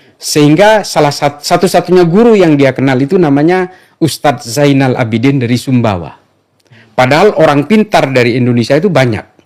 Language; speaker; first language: Indonesian; non-native, local second language; Madurese